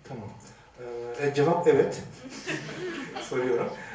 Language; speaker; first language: Turkish; native; Turkish